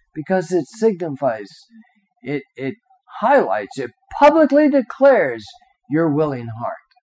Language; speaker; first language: English; native; English